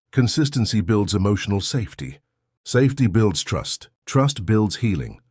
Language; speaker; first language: English; non-native, local second language; Filipino